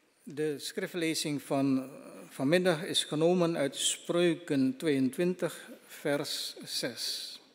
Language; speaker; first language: Dutch; non-native, fluent; Indonesian